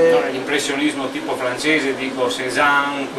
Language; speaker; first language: Italian; native; Italian